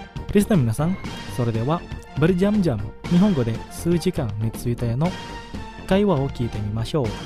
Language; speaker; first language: Japanese; non-native, fluent; Indonesian